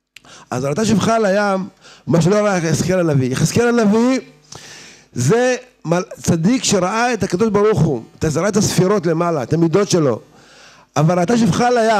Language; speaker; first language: Hebrew; native; Hebrew